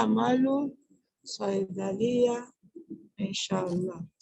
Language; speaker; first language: Arabic; non-native, learner; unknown